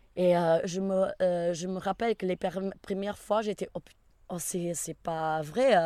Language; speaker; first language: French; non-native, fluent; Portuguese